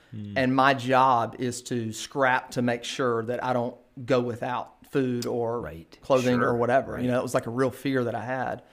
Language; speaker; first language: English; native; English